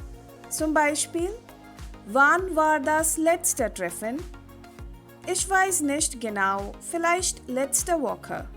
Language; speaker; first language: German; non-native, fluent; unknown